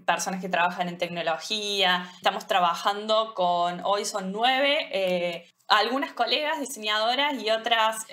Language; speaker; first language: Spanish; native; Spanish